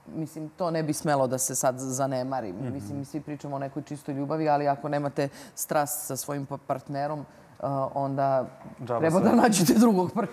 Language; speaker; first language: Serbian; native; Serbian